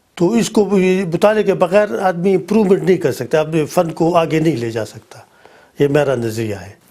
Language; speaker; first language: Urdu; non-native, local second language; Pashto